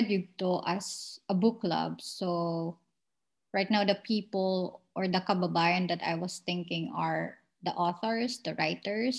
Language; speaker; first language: English; non-native, local second language; Filipino